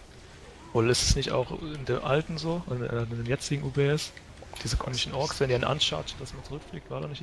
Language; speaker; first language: German; native; German